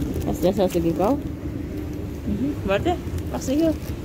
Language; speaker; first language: German; non-native, learner; Filipino